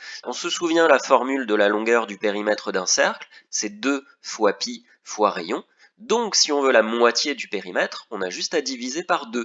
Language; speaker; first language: French; native; French